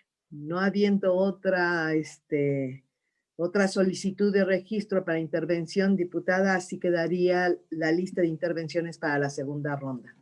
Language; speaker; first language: Spanish; native; Spanish